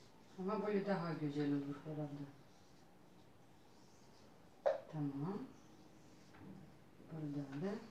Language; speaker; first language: Turkish; non-native, learner; Russian